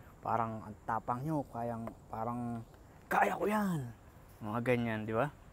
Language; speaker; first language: Filipino; native; Filipino